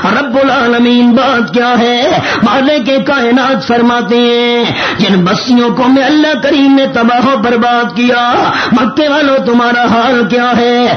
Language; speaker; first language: Urdu; non-native, local second language; Punjabi